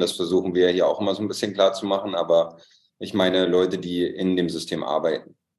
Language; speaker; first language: German; native; German